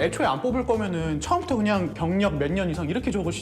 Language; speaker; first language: Korean; native; Korean